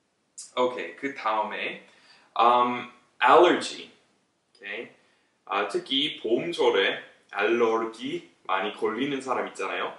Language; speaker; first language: Korean; non-native, fluent; English